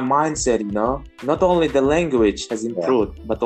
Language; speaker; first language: English; non-native, fluent; Uzbek